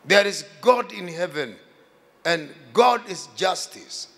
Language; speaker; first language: English; non-native, local second language; Swahili